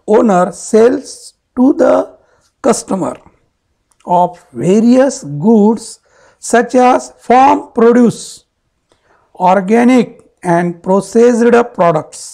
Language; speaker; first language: English; non-native, local second language; Marathi